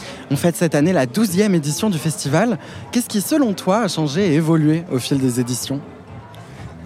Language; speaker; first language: French; native; French